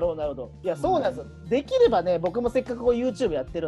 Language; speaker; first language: Japanese; native; Japanese